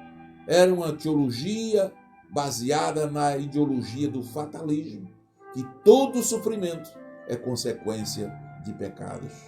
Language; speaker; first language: Portuguese; native; Portuguese